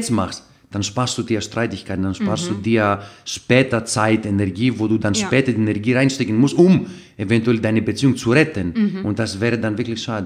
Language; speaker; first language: German; non-native, fluent; Greek